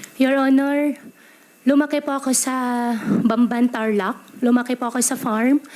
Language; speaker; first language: Filipino; native; Filipino